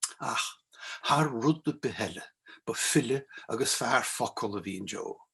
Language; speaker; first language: Irish; native; Irish